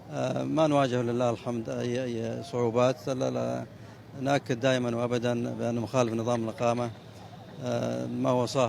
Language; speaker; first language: Arabic; native; Arabic